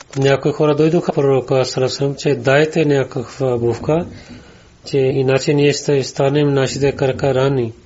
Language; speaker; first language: Bulgarian; non-native, learner; Urdu